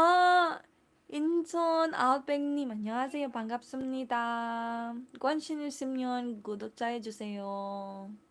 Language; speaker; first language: Korean; non-native, learner; Cebuano